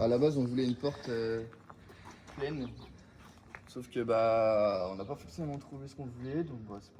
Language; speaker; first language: French; native; French